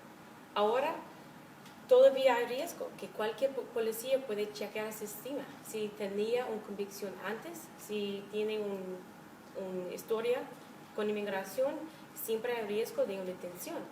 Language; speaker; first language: Spanish; non-native, fluent; English